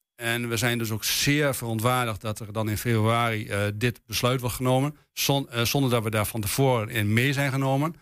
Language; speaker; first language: Dutch; native; Dutch